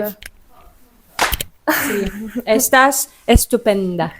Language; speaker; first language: Spanish; non-native, learner; Arabic